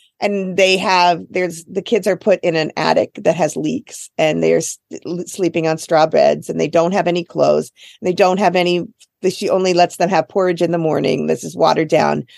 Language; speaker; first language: English; native; English